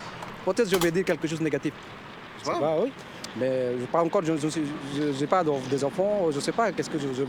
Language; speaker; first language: French; non-native, learner; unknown